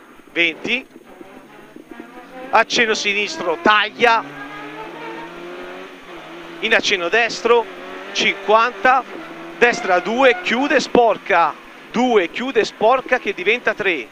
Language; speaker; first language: Italian; native; Italian